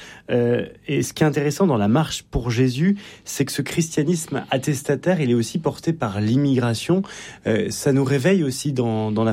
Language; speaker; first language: French; native; French